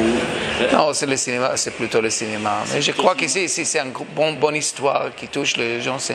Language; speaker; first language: French; non-native, fluent; Hebrew